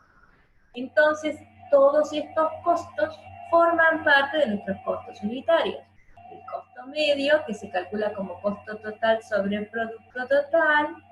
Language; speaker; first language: Spanish; native; Spanish